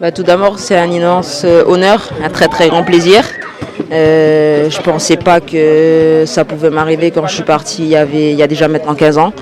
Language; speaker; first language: French; native; French